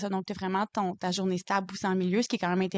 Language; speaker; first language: French; native; French